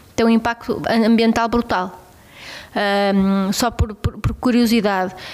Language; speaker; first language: Portuguese; native; Portuguese